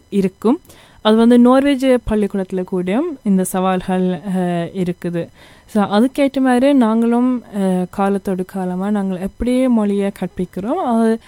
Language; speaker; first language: Tamil; early bilingual, heritage; Tamil